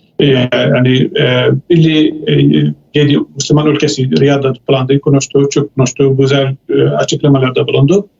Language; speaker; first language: Turkish; non-native, fluent; Arabic